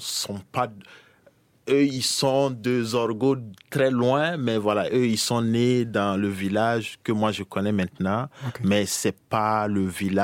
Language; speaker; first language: French; non-native, local second language; Mossi